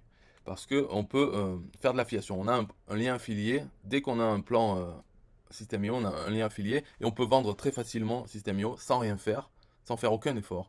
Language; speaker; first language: French; native; French